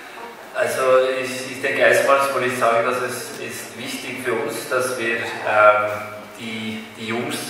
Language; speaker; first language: German; non-native, fluent; Norwegian